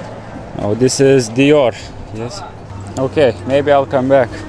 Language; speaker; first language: English; non-native, learner; Lithuanian